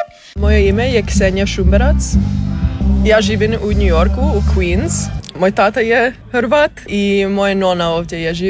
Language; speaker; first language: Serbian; early bilingual, heritage; English